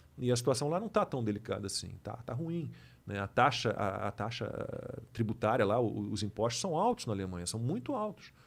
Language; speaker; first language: Portuguese; native; Portuguese